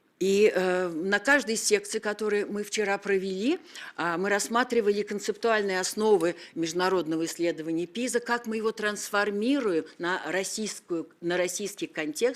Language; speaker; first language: Russian; native; Russian